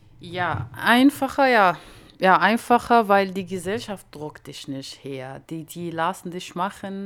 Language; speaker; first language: German; non-native, learner; Arabic